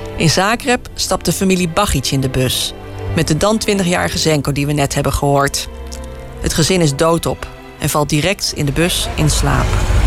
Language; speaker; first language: Dutch; native; Dutch